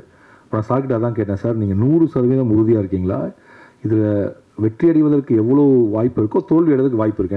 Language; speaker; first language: Tamil; native; Tamil